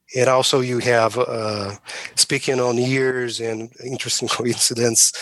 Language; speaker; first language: English; non-native, fluent; Portuguese